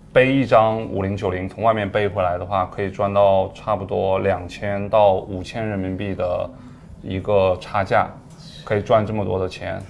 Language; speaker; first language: Chinese; native; Chinese